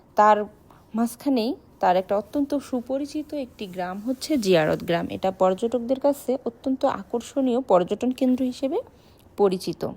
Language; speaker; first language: Bangla; native; Bangla